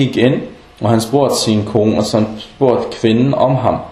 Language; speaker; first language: Danish; non-native, fluent; Arabic